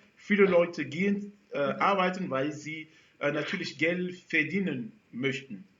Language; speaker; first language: German; non-native, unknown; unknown